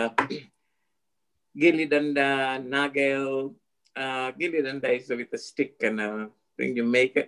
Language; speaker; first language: English; non-native, local second language; Gujarati